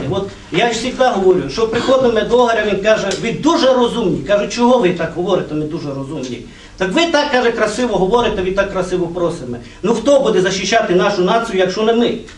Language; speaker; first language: Ukrainian; non-native, local second language; Romany